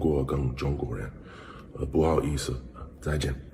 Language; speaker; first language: Chinese; non-native, learner; English